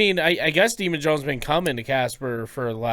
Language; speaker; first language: English; native; English